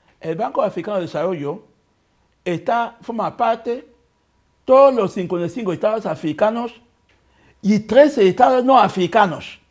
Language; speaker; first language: Spanish; non-native, local second language; Fang